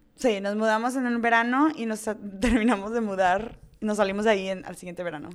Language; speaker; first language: Spanish; early bilingual, heritage; Spanish